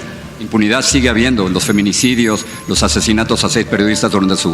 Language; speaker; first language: Spanish; native; Spanish